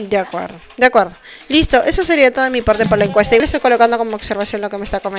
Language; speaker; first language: Spanish; native; Spanish